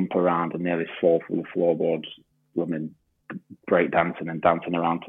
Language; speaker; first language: English; native; English